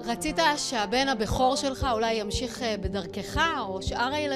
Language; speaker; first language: Hebrew; native; Hebrew